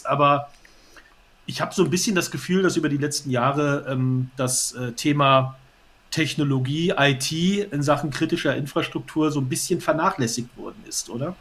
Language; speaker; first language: German; native; German